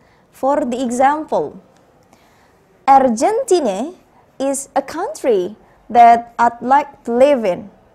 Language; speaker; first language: English; non-native, fluent; Indonesian